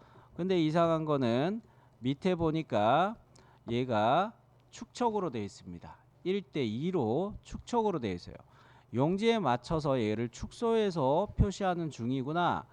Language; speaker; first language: Korean; native; Korean